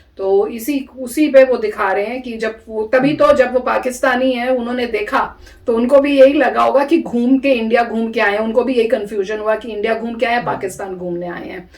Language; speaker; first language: Hindi; native; Hindi